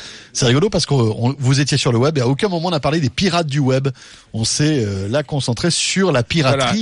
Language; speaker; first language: French; native; French